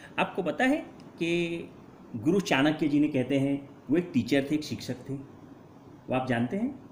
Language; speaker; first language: Hindi; non-native, local second language; Gujarati